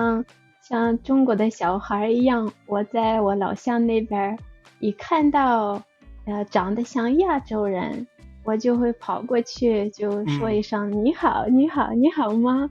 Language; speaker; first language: Chinese; non-native, fluent; Russian